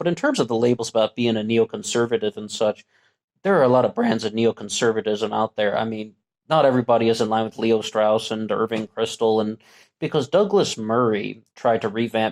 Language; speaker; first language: English; native; English